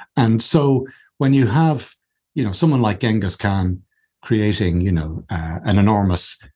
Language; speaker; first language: English; native; English